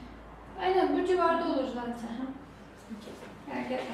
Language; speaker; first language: Turkish; native; Turkish